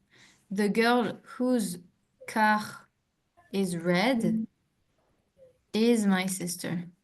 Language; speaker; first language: English; non-native, learner; French